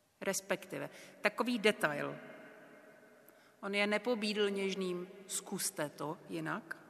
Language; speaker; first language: Czech; native; Czech